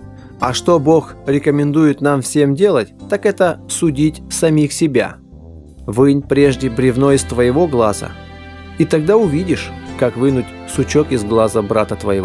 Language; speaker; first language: Russian; native; Russian